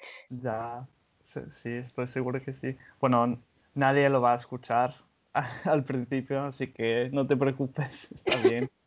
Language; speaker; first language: Spanish; non-native, fluent; English